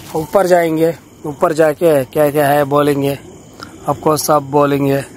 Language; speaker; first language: Hindi; non-native, local second language; Telugu